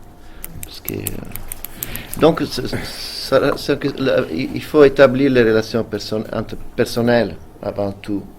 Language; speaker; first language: French; non-native, fluent; Italian